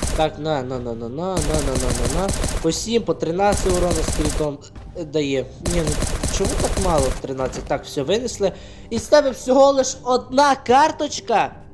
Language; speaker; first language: Ukrainian; non-native, local second language; Russian